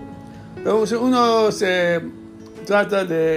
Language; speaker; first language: Spanish; early bilingual, heritage; English